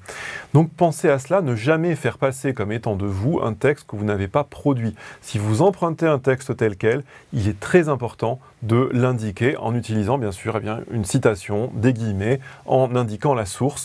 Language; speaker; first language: French; native; French